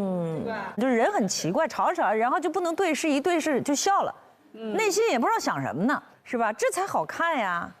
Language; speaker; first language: Chinese; native; Chinese